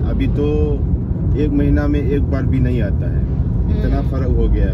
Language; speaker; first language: Hindi; non-native, local second language; Manipuri